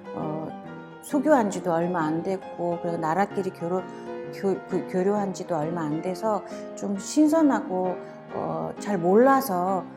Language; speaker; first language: Korean; non-native, fluent; Mongolian